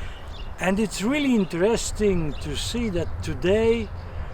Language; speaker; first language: English; non-native, fluent; French